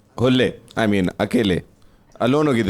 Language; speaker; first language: Kannada; non-native, learner; Punjabi